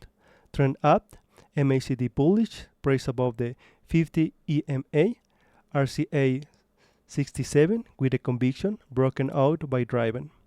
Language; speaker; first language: English; non-native, fluent; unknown